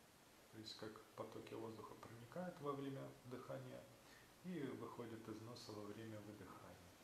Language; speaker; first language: Russian; native; Russian